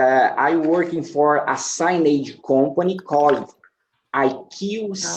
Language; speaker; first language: English; non-native, learner; Portuguese